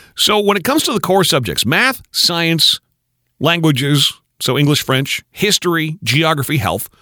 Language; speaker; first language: English; native; English